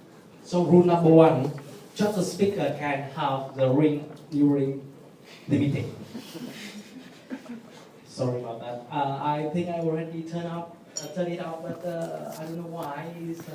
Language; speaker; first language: English; non-native, learner; Vietnamese